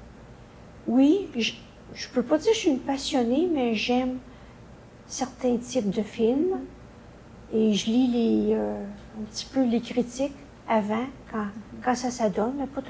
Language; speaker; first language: French; native; French